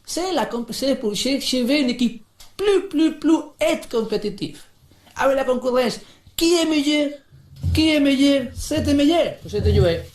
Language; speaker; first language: French; non-native, learner; Spanish